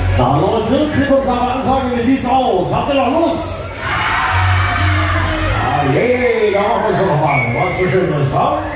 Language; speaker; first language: German; native; German